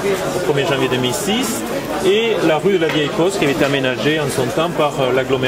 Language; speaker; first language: French; native; French